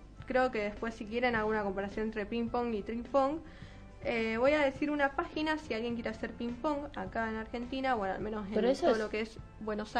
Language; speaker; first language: Spanish; native; Spanish